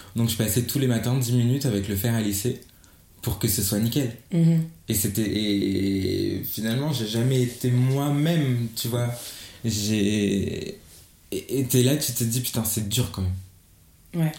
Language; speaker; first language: French; native; French